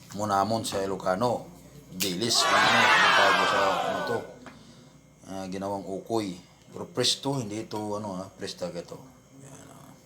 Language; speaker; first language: Filipino; non-native, local second language; Iloko